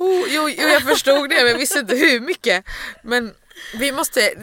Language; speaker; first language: Swedish; native; Swedish